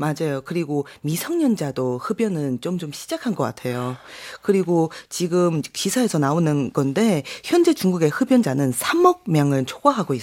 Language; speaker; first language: Korean; non-native, fluent; Chinese